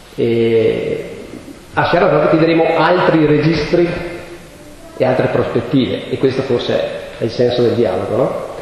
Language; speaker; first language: Italian; native; Italian